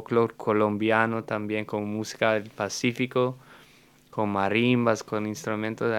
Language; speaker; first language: Spanish; non-native, fluent; English